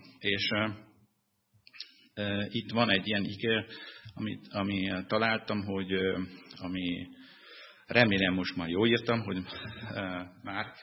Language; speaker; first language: Hungarian; non-native, fluent; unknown